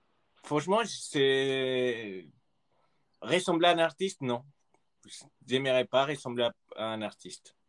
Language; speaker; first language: French; early bilingual, other home language; Spanish